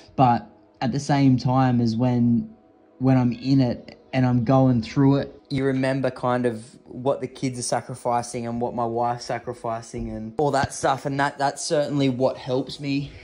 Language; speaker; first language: English; native; English